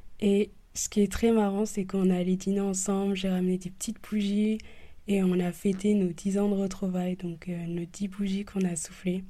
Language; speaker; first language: French; early bilingual, other home language; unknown